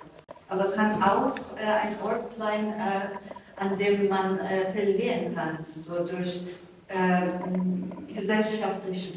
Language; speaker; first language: German; non-native, learner; Persian